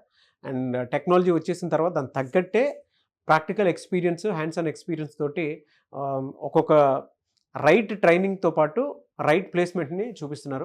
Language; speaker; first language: Telugu; native; Telugu